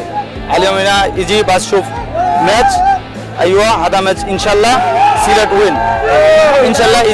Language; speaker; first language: Arabic; non-native, learner; Bangla